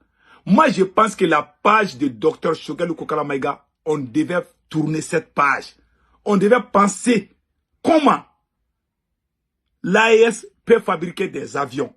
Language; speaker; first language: French; non-native, local second language; Bambara